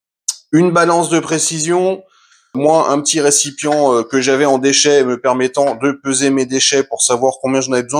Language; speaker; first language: French; native; French